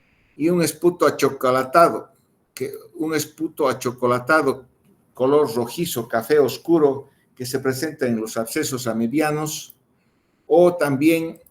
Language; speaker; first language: Spanish; native; Spanish